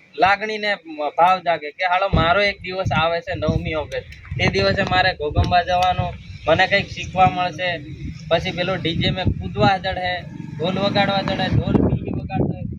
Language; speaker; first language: Gujarati; non-native, local second language; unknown